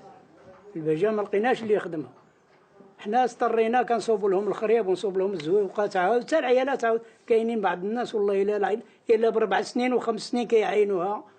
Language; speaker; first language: Arabic; native; Arabic